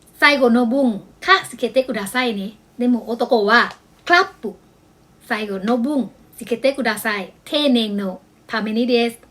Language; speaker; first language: Japanese; non-native, fluent; Thai